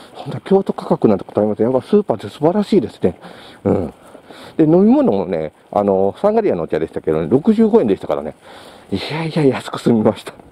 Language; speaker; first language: Japanese; native; Japanese